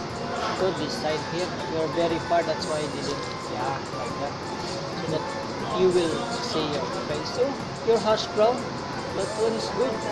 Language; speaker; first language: English; non-native, local second language; Filipino